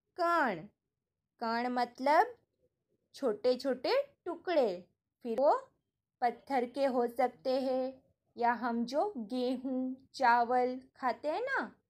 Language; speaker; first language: Hindi; non-native, local second language; Gujarati